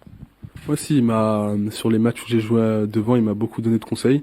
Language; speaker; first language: French; native; French